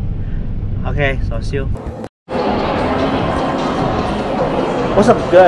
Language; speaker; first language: English; non-native, learner; Indonesian